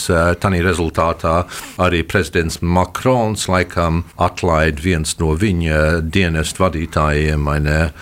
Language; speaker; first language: Latvian; early bilingual, heritage; Latvian